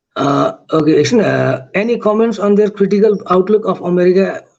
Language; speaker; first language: English; non-native, local second language; Nepali